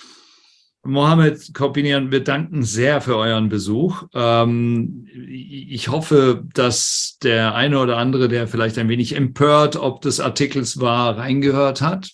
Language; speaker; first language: German; native; German